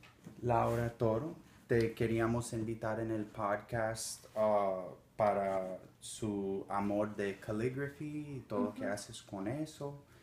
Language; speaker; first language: Spanish; early bilingual, heritage; Spanish